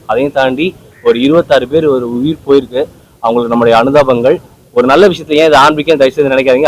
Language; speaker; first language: Tamil; native; Tamil